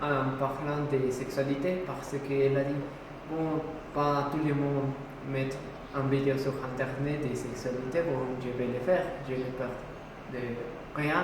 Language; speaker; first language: French; non-native, learner; Spanish